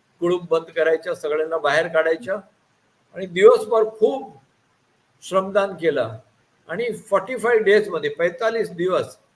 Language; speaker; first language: Marathi; non-native, local second language; Gujarati